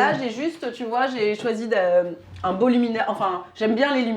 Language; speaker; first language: French; native; French